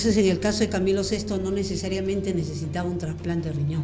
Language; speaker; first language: Spanish; native; Spanish